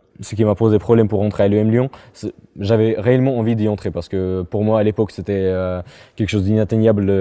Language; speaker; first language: French; non-native, fluent; Russian